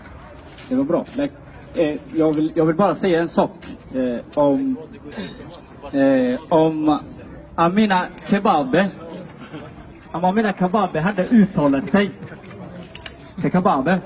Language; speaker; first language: Swedish; non-native, fluent; Somali